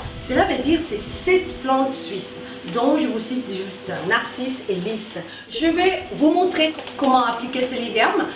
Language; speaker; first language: French; non-native, local second language; Lingala